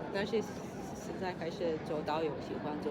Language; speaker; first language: Chinese; non-native, fluent; Czech